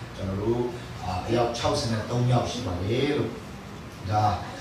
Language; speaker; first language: Burmese; non-native, local second language; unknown